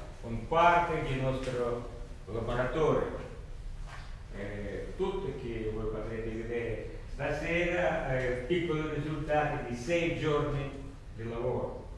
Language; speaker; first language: Italian; non-native, learner; Russian